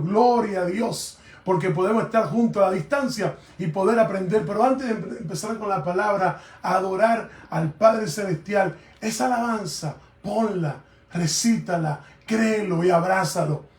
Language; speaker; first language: Spanish; native; Spanish